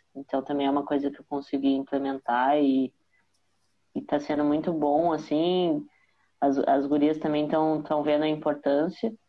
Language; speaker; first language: Portuguese; native; Portuguese